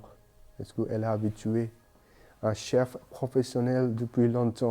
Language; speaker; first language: French; non-native, learner; Bangla